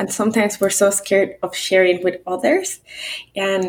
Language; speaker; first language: English; non-native, fluent; Spanish